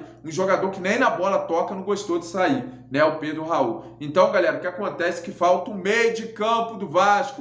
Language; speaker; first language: Portuguese; native; Portuguese